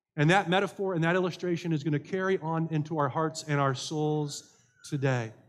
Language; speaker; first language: English; native; English